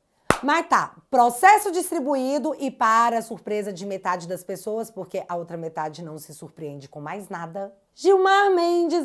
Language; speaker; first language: Portuguese; native; Portuguese